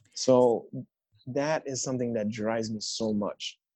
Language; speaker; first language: English; non-native, fluent; Haitian Creole